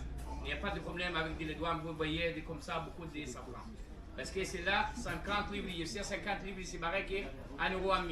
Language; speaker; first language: French; non-native, learner; Arabic